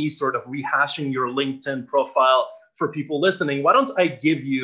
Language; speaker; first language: English; non-native, fluent; Ukrainian